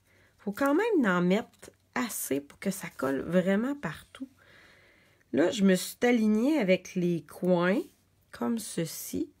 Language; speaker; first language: French; native; French